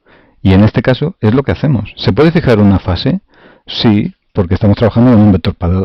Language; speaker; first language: Spanish; native; Spanish